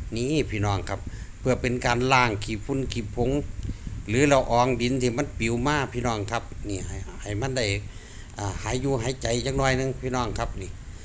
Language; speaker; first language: Thai; native; Thai